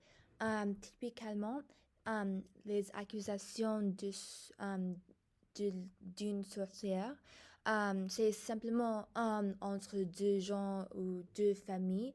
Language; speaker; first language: French; non-native, learner; English